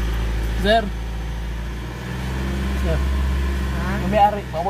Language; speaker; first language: Filipino; native; Filipino